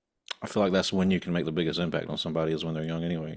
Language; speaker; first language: English; native; English